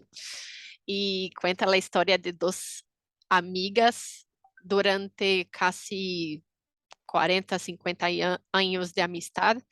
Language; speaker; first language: Spanish; non-native, fluent; Portuguese